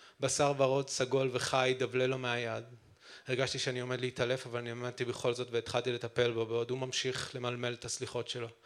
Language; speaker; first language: Hebrew; native; Hebrew